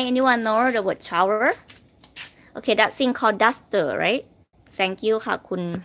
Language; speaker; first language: English; non-native, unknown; Thai